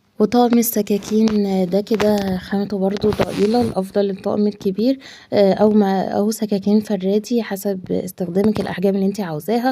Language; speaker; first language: Arabic; native; Arabic